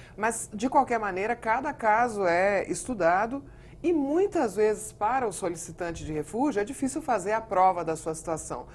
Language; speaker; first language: Portuguese; native; Portuguese